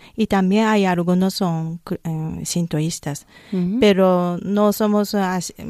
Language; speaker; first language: Spanish; non-native, fluent; Japanese